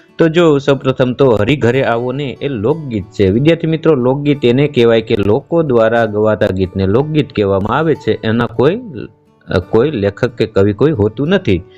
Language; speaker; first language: Gujarati; native; Gujarati